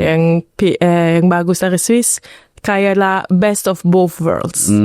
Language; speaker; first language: Indonesian; early bilingual, heritage; Indonesian